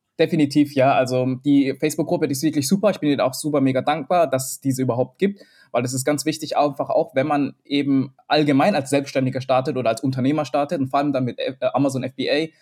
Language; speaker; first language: German; early bilingual, other home language; Vietnamese